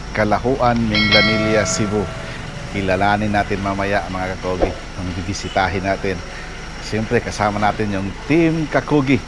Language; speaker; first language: Filipino; non-native, local second language; Cebuano